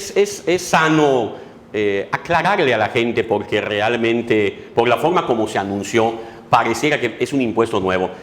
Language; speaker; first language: Spanish; native; Spanish